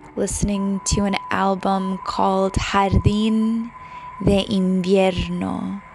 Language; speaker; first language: English; early bilingual, other home language; Spanish